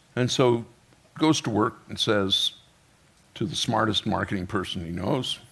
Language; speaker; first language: English; native; English